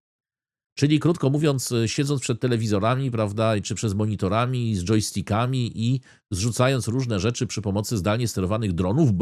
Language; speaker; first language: Polish; native; Polish